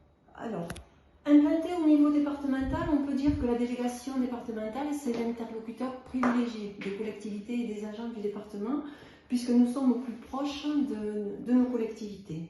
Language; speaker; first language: French; native; French